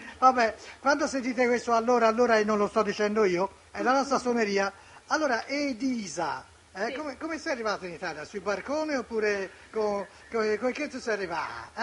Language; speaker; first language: Italian; native; Italian